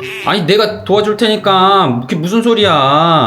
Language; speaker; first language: Korean; native; Korean